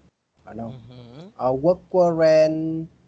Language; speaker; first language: English; non-native, learner; Vietnamese